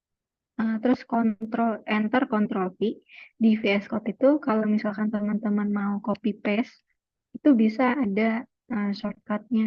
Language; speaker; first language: Indonesian; native; Indonesian